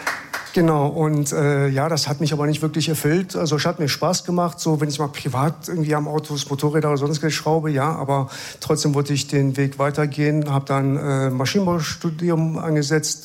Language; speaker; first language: German; early bilingual, other home language; Persian